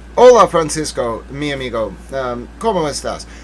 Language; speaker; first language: Spanish; non-native, learner; English